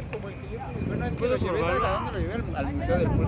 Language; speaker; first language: Spanish; native; Spanish